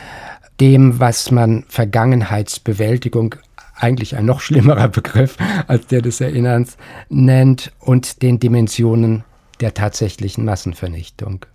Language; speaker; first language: German; native; German